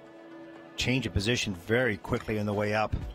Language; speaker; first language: English; native; English